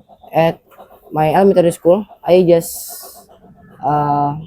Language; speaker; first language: English; non-native, learner; Indonesian